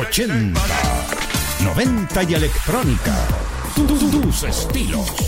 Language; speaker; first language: Spanish; native; Spanish